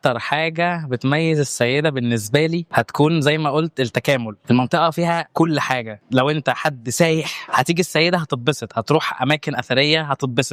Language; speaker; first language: Arabic; native; Arabic